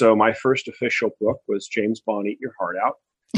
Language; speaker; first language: English; native; English